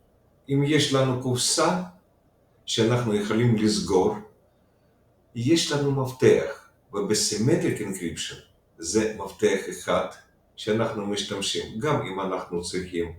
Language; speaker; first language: Hebrew; non-native, fluent; Russian